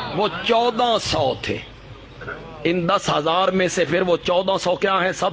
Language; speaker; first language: Urdu; non-native, local second language; Punjabi